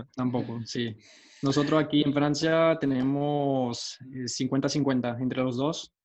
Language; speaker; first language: Spanish; non-native, fluent; French